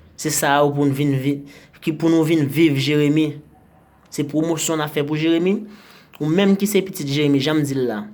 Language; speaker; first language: Haitian Creole; native; Haitian Creole